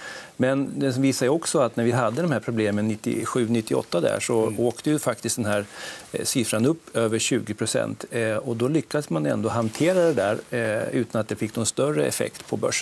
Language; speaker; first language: Swedish; native; Swedish